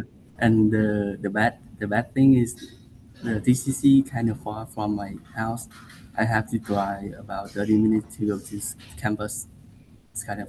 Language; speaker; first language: English; non-native, learner; Vietnamese